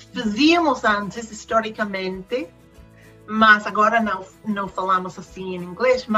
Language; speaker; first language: Portuguese; non-native, fluent; English